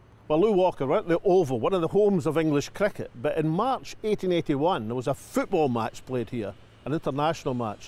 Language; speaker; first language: English; native; English